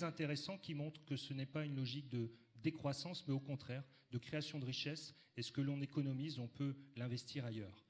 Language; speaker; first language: French; native; French